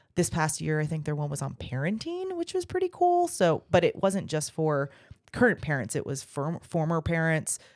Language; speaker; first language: English; native; English